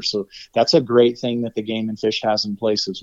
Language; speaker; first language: English; native; English